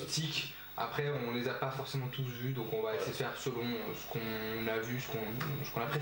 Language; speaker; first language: French; native; French